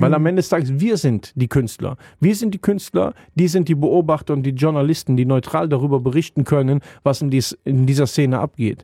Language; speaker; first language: German; native; German